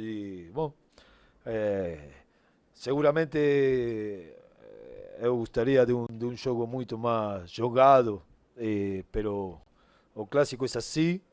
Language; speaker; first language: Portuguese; non-native, learner; Spanish